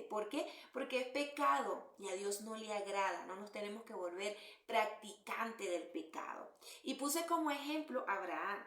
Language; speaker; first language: Spanish; native; Spanish